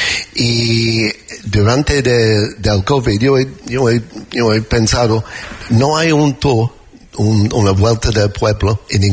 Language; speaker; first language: Spanish; non-native, learner; English